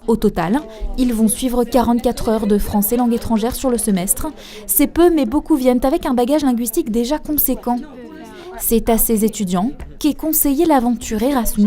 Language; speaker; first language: French; native; French